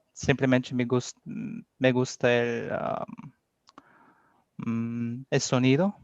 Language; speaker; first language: Spanish; non-native, learner; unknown